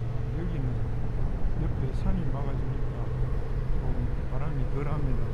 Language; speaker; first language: Korean; native; Korean